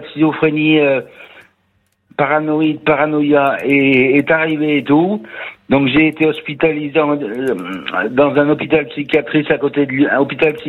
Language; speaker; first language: French; native; French